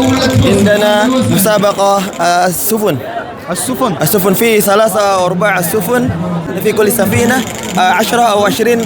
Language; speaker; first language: Arabic; non-native, learner; Indonesian